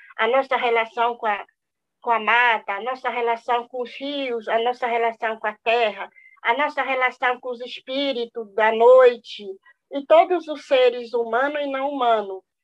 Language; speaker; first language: Portuguese; non-native, local second language; Guarani